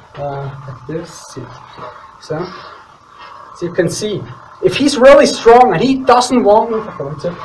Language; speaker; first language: English; non-native, fluent; Swiss German